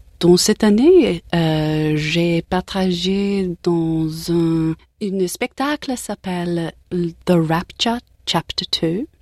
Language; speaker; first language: French; non-native, learner; English